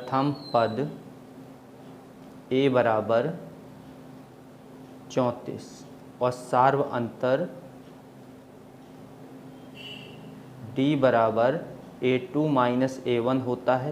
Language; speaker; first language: Hindi; native; Hindi